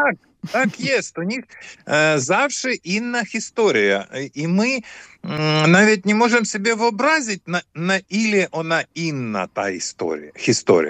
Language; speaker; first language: Polish; non-native, learner; Ukrainian